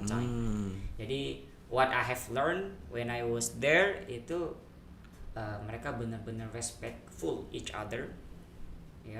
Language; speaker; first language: English; non-native, fluent; Indonesian